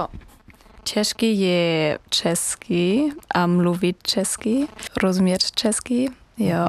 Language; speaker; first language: Czech; non-native, learner; German